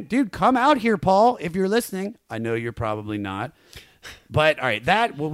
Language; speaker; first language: English; native; English